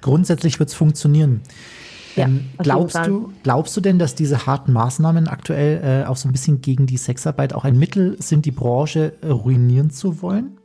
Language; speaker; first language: German; native; German